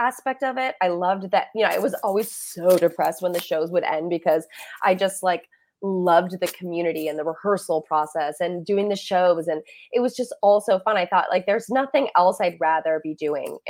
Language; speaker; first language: English; native; English